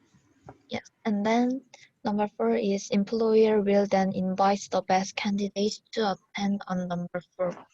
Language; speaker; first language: English; non-native, learner; Korean